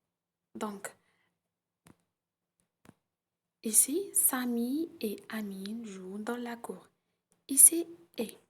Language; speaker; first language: French; non-native, local second language; Arabic